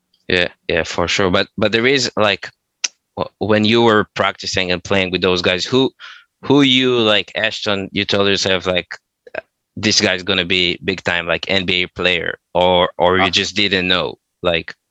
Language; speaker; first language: English; non-native, fluent; Hebrew